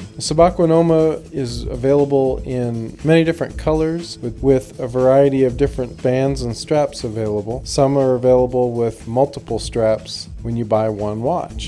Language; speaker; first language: English; native; English